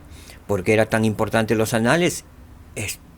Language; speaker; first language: Spanish; native; Spanish